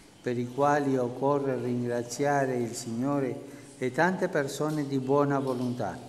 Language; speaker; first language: Italian; non-native, fluent; Spanish